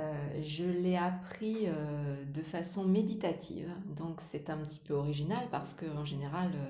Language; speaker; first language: French; native; French